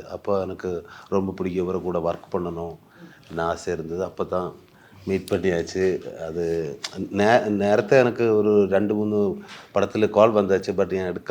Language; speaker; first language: Tamil; non-native, learner; Malayalam